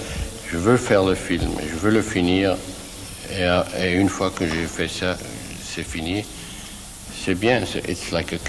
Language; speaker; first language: French; non-native, fluent; Swiss German